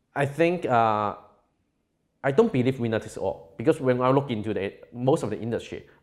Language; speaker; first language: English; non-native, local second language; Cantonese